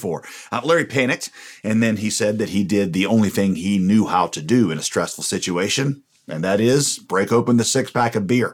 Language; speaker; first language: English; native; English